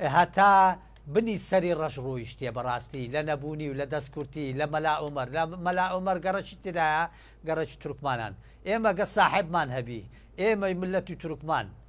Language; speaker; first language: Central Kurdish; non-native, local second language; Turkish